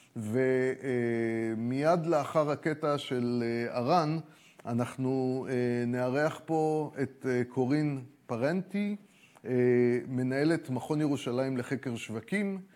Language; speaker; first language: Hebrew; native; Hebrew